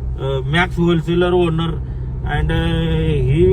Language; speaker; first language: English; non-native, learner; Marathi